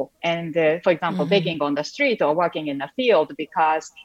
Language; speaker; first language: English; non-native, fluent; Japanese